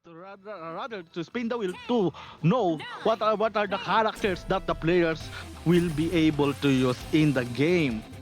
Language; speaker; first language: English; non-native, fluent; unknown